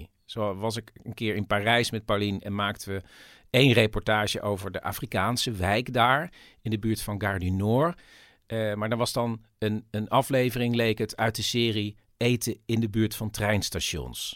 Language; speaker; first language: Dutch; native; Dutch